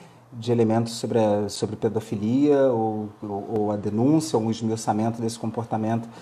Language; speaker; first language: Portuguese; native; Portuguese